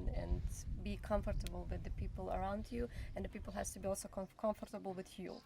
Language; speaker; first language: English; non-native, fluent; Ukrainian